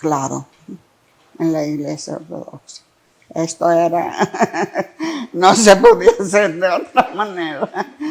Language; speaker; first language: Spanish; non-native, fluent; Greek